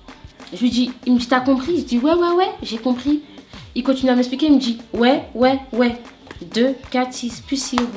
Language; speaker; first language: French; native; French